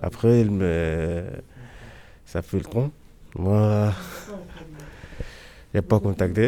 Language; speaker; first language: French; non-native, learner; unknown